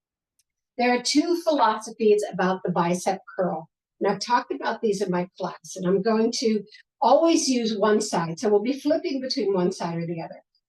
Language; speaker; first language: English; native; English